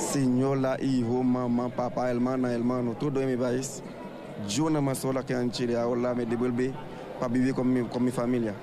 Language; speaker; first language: Spanish; non-native, learner; Haitian Creole